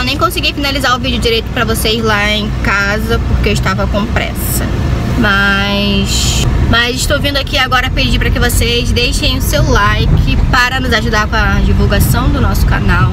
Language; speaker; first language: Portuguese; native; Portuguese